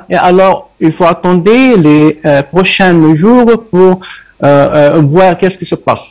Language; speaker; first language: French; non-native, fluent; Arabic